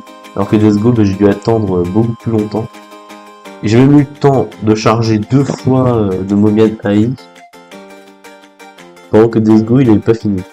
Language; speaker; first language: French; native; French